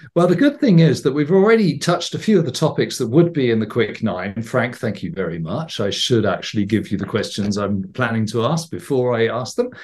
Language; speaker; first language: English; native; English